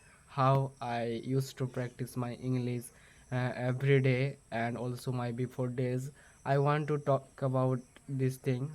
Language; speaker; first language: English; non-native, learner; Bangla